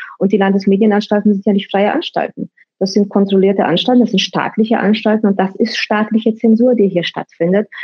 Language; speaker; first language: German; early bilingual, other home language; Romanian